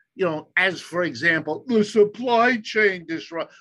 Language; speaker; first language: English; early bilingual, other home language; German